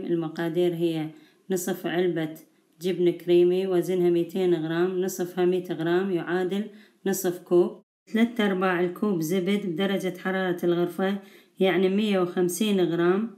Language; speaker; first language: Arabic; native; Arabic